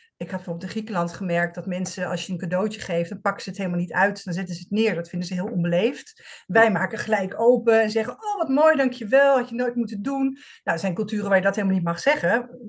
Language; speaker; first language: Dutch; native; Dutch